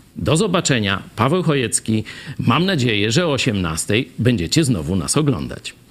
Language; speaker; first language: Polish; native; Polish